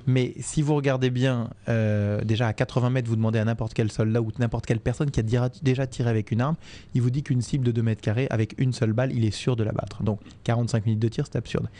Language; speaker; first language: French; native; French